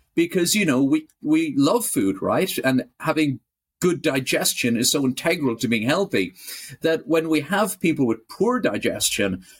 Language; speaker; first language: English; native; English